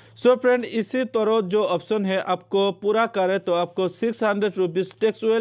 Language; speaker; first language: Hindi; non-native, local second language; Assamese